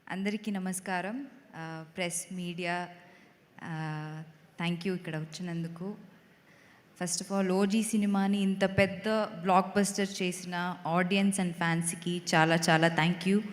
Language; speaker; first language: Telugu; non-native, local second language; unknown